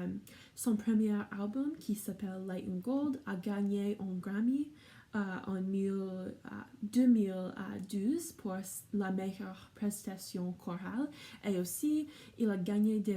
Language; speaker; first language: French; non-native, learner; English